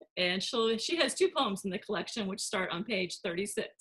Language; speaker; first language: English; native; English